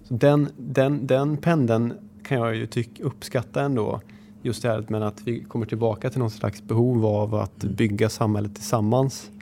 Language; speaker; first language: Swedish; native; Swedish